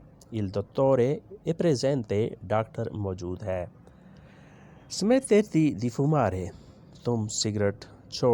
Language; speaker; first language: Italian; non-native, learner; Urdu